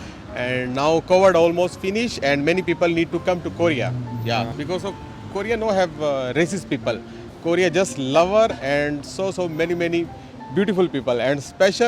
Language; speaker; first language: English; non-native, learner; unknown